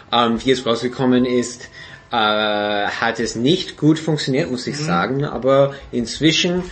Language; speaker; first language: German; non-native, fluent; English